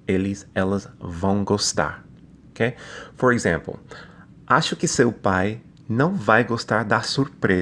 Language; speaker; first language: Portuguese; non-native, fluent; English